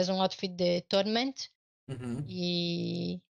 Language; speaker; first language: Spanish; non-native, learner; Portuguese